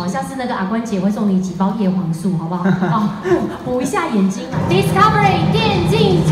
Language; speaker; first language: Chinese; native; Chinese